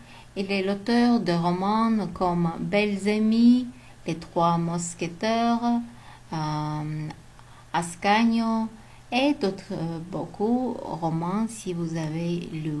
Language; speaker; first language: French; non-native, learner; Uzbek